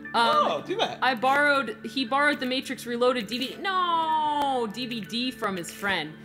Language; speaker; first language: English; native; English